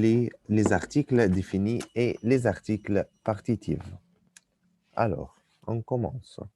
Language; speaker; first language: French; non-native, fluent; Arabic